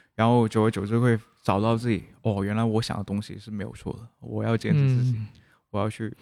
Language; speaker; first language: Chinese; non-native, local second language; Cantonese